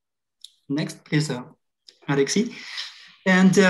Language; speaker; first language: English; non-native, fluent; French